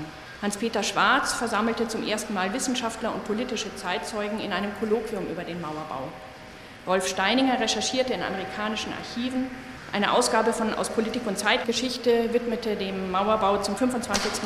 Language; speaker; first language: German; native; German